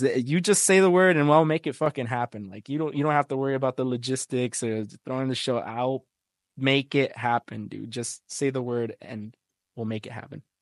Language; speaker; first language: English; early bilingual, other home language; Spanish